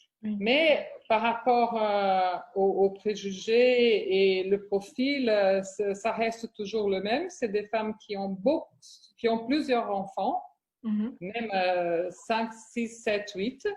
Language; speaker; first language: French; non-native, fluent; Portuguese